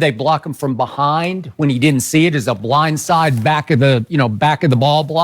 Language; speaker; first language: English; native; English